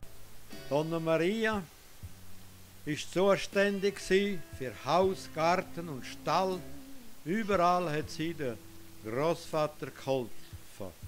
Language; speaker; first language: German; non-native, local second language; Romansh